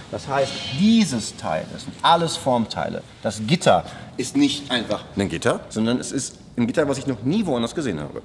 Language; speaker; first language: German; native; German